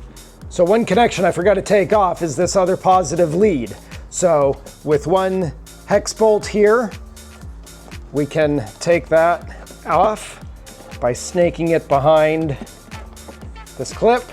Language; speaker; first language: English; native; English